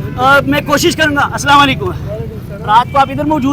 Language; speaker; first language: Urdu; non-native, local second language; Pashto